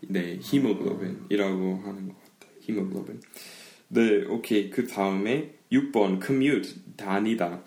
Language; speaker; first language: Korean; early bilingual, heritage; Korean